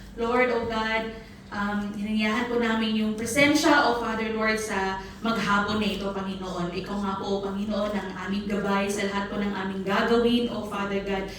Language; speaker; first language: Filipino; non-native, local second language; Cebuano